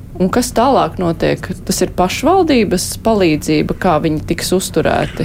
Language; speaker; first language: Latvian; native; Latvian